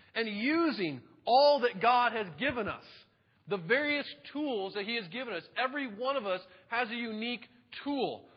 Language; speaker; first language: English; native; English